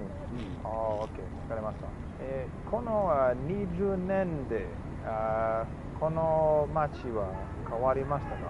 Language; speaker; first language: Japanese; non-native, learner; English